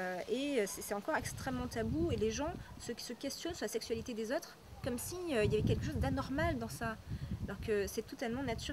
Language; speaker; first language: French; native; French